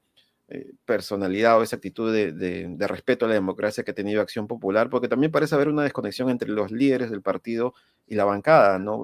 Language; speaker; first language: Spanish; native; Spanish